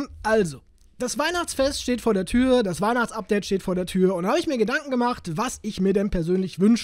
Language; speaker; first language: German; native; German